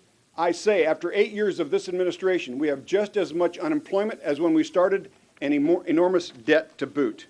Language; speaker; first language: English; native; English